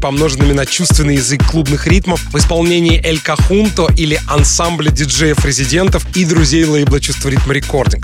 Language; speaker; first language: Russian; native; Russian